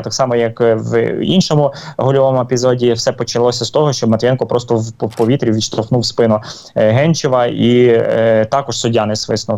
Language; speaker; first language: Ukrainian; native; Ukrainian